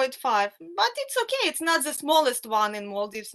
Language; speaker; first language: English; non-native, fluent; Russian